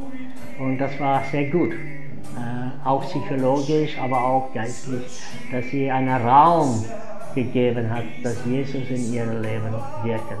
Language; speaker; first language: German; non-native, fluent; English